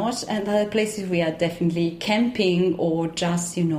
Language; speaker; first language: English; non-native, fluent; Italian